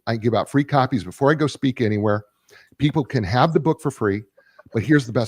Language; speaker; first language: English; native; English